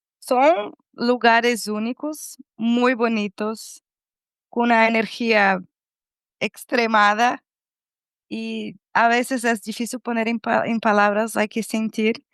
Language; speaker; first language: Spanish; non-native, fluent; Portuguese